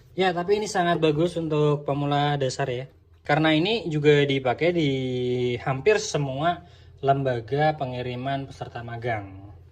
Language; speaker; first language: Indonesian; native; Indonesian